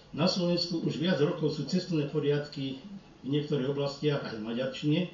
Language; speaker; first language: Slovak; early bilingual, heritage; Slovak